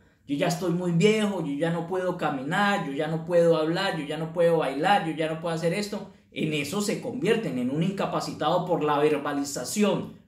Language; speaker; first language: Spanish; native; Spanish